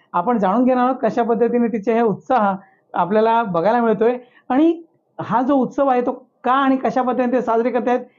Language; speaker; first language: Marathi; non-native, local second language; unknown